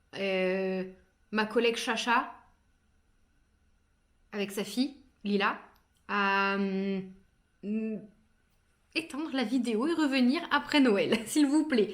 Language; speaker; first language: French; native; French